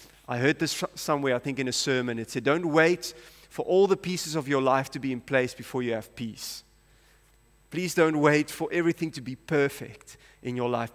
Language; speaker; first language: English; non-native, local second language; Afrikaans